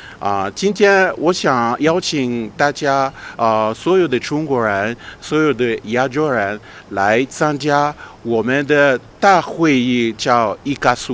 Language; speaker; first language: Chinese; non-native, fluent; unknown